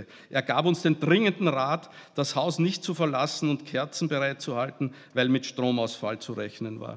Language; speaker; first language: German; native; German